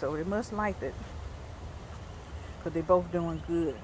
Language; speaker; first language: English; native; English